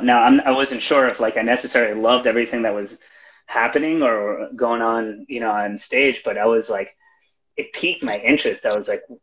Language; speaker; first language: English; native; English